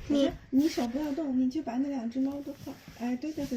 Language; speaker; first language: Chinese; native; Chinese